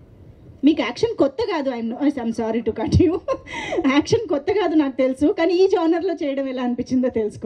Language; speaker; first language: Telugu; native; Telugu